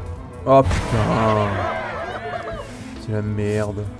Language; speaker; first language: French; native; French